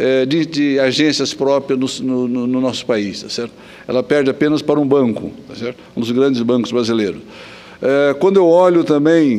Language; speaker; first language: Portuguese; native; Portuguese